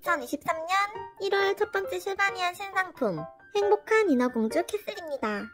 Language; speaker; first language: Korean; native; Korean